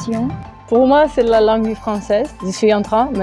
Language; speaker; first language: French; non-native, learner; Greek